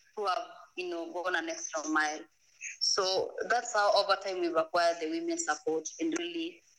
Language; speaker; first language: English; non-native, local second language; Masai